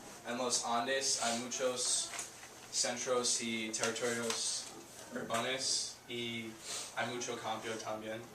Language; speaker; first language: Spanish; non-native, learner; English